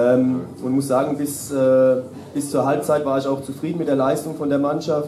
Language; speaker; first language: German; native; German